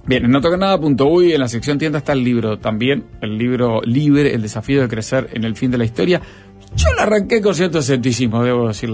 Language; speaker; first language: Spanish; native; Spanish